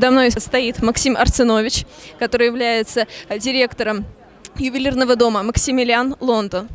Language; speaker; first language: Russian; native; Russian